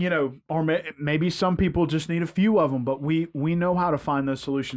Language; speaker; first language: English; native; English